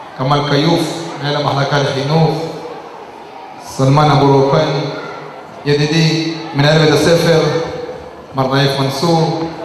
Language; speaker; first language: Hebrew; non-native, local second language; Arabic